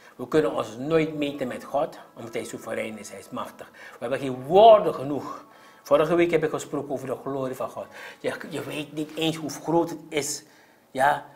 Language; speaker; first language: Dutch; non-native, local second language; Sranan Tongo